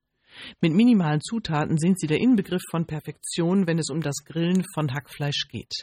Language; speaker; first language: German; native; German